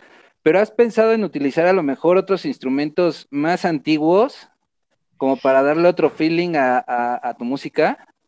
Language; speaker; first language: Spanish; native; Spanish